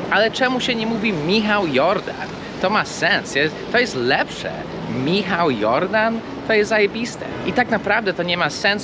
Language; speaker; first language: Polish; non-native, fluent; English